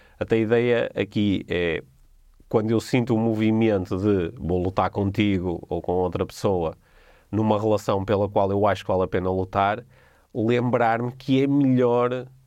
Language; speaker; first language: Portuguese; native; Portuguese